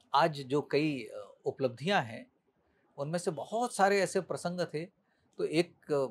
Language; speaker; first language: Hindi; native; Hindi